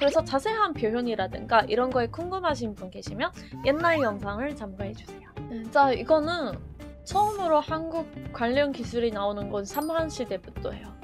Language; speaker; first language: Korean; non-native, fluent; Japanese